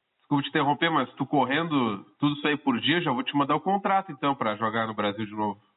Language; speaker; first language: Portuguese; native; Portuguese